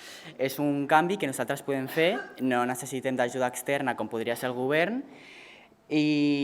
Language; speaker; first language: Catalan; native; Catalan